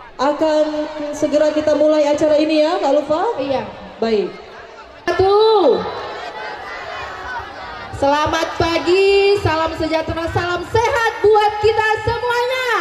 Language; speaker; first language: Malay; native; Malay